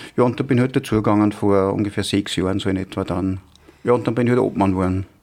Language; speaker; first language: German; native; German